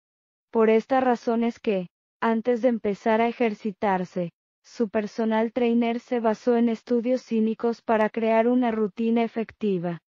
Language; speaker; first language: Spanish; native; Spanish